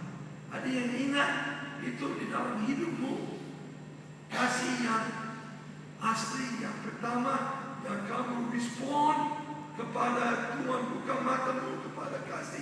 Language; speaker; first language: Indonesian; non-native, fluent; English